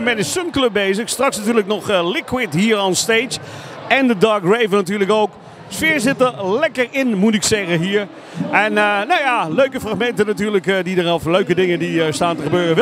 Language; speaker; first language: Dutch; native; Dutch